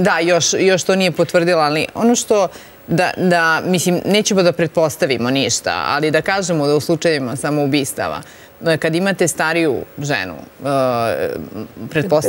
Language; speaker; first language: Serbian; native; Serbian